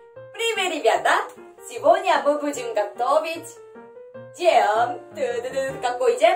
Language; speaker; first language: Russian; non-native, learner; Korean